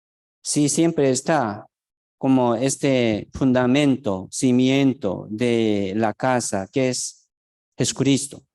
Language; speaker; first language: Spanish; non-native, fluent; Korean